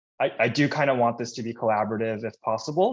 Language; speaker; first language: English; native; English